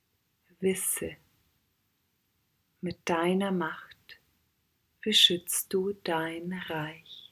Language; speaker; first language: German; native; German